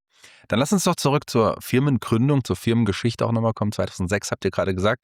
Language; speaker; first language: German; native; German